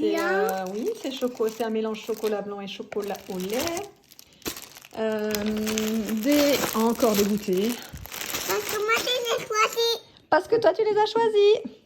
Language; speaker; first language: French; native; French